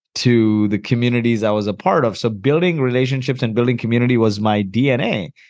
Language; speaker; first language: English; early bilingual, heritage; Arabic